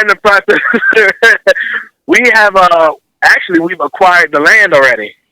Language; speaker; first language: English; native; English